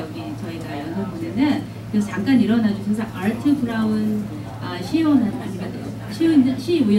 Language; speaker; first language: Korean; native; Korean